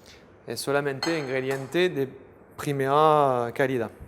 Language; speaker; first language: Spanish; non-native, fluent; French